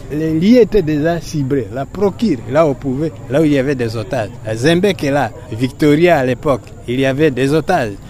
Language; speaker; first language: French; non-native, local second language; Swahili